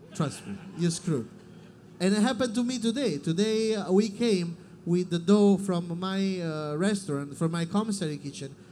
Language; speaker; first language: English; non-native, fluent; Italian